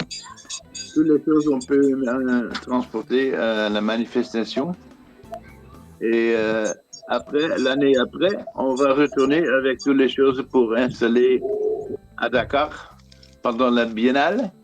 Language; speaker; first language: French; non-native, fluent; Dutch